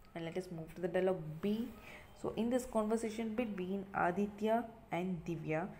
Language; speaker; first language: English; non-native, local second language; Tamil